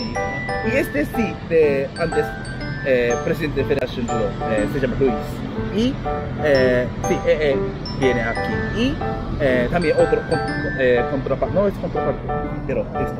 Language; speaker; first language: Spanish; non-native, learner; Japanese